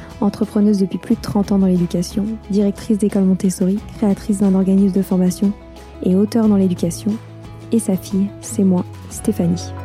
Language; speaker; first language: French; native; French